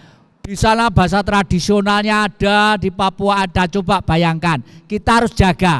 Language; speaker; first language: Indonesian; native; Indonesian